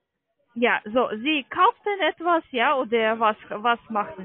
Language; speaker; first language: German; non-native, learner; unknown